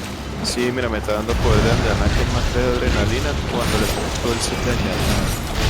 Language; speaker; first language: Spanish; native; Spanish